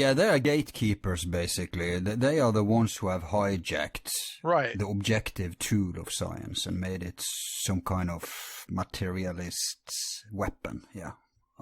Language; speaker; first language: English; non-native, fluent; Norwegian